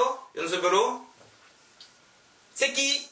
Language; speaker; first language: Korean; non-native, learner; French